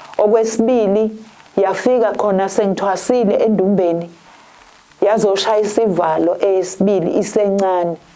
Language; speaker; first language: Zulu; native; Zulu